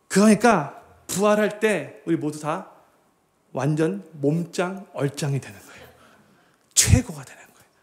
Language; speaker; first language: Korean; native; Korean